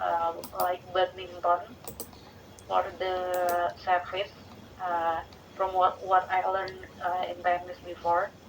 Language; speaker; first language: English; non-native, learner; Indonesian